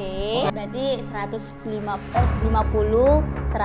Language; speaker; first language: Indonesian; native; Indonesian